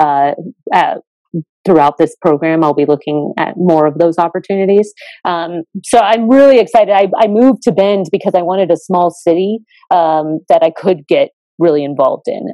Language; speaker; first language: English; native; English